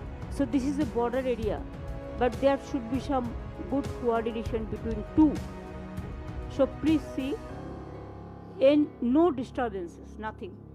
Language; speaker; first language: English; non-native, local second language; Bangla